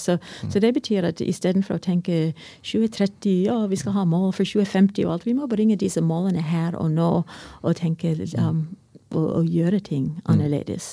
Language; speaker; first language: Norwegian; non-native, fluent; English